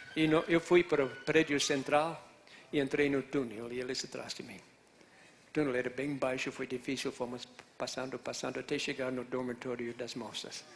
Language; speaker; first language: Portuguese; non-native, fluent; English